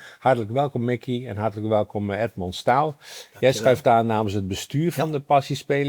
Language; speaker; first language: Dutch; native; Dutch